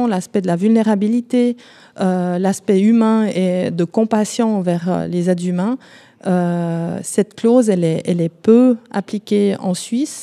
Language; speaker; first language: French; native; French